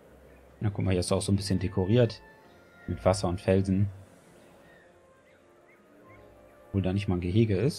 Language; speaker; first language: German; native; German